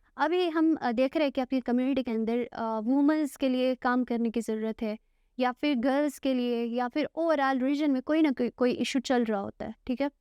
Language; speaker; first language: Urdu; non-native, local second language; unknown